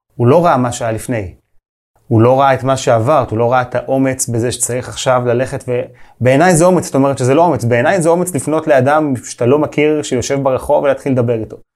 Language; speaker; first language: Hebrew; native; Hebrew